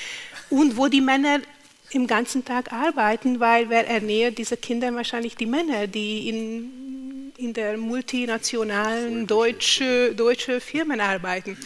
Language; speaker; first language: German; non-native, fluent; Hungarian